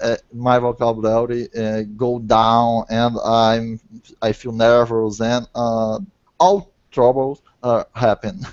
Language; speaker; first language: English; non-native, learner; Portuguese